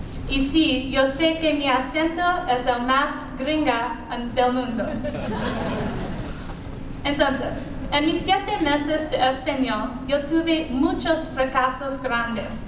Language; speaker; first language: Spanish; non-native, learner; English